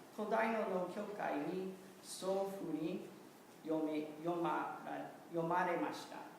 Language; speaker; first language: Japanese; non-native, learner; English